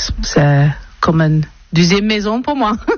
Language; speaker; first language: French; non-native, learner; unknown